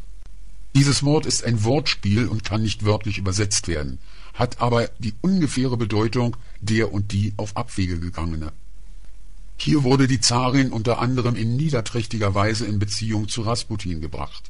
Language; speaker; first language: German; native; German